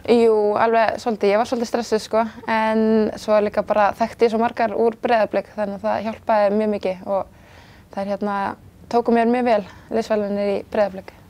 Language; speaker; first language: Icelandic; native; Icelandic